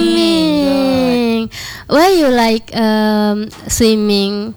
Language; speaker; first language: English; non-native, learner; Indonesian